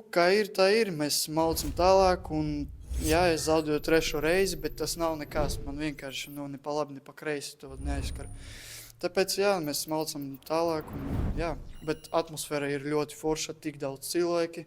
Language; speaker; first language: Latvian; non-native, local second language; Russian